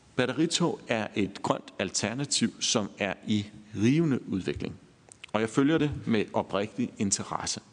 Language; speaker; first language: Danish; native; Danish